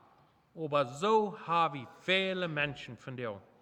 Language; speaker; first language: German; non-native, local second language; Plautdietsch